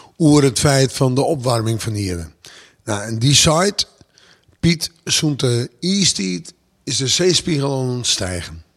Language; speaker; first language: Dutch; non-native, local second language; Western Frisian